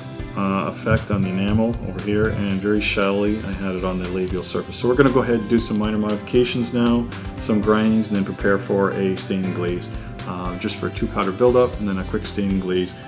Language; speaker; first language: English; native; English